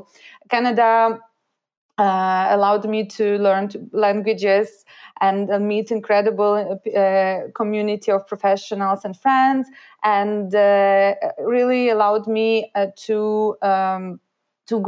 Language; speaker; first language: English; non-native, fluent; Ukrainian